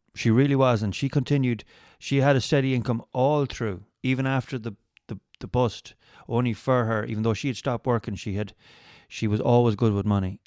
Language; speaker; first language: English; native; English